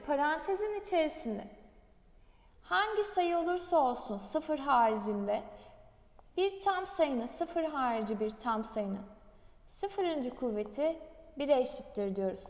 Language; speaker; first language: Turkish; native; Turkish